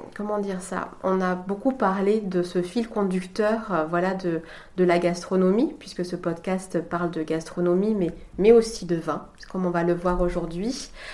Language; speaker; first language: French; native; French